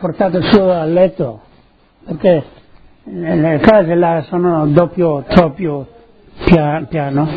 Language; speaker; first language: Italian; early bilingual, heritage; Italian